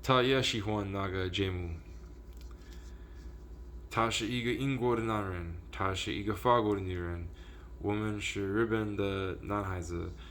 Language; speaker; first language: Chinese; non-native, learner; English